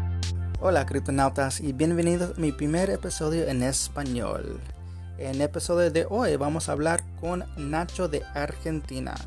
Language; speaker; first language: Spanish; non-native, learner; English